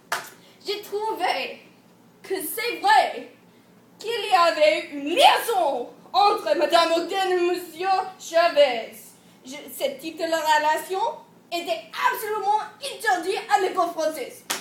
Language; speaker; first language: French; non-native, learner; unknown